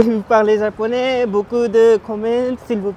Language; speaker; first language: French; non-native, learner; Japanese